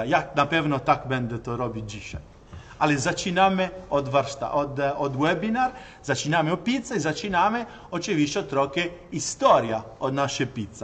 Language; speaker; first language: Polish; non-native, learner; Italian